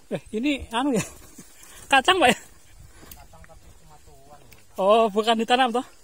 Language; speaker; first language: Indonesian; native; Indonesian